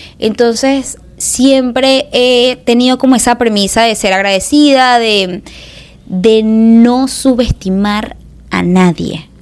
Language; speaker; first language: Spanish; native; Spanish